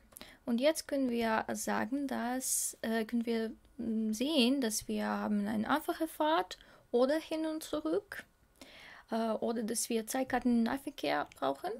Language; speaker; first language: German; non-native, fluent; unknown